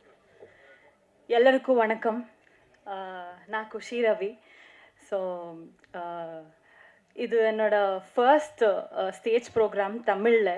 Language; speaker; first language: Tamil; non-native, learner; Kannada